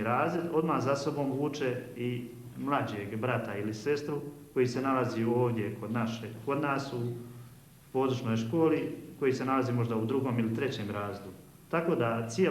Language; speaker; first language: Bosnian; native; Bosnian